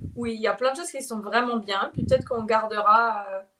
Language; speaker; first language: French; native; French